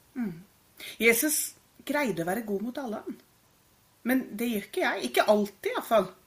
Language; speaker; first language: Norwegian; native; Norwegian